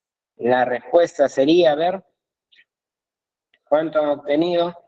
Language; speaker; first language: Spanish; native; Spanish